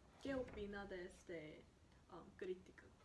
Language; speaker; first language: Spanish; non-native, learner; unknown